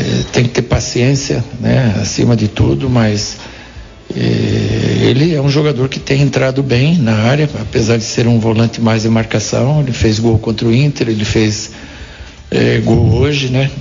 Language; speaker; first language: Portuguese; native; Portuguese